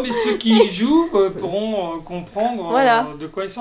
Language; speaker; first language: French; native; French